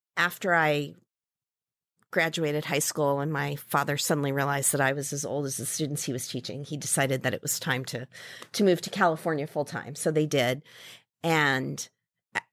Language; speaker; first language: English; native; English